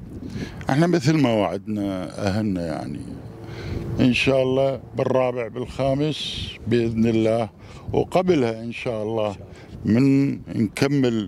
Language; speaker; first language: Arabic; native; Arabic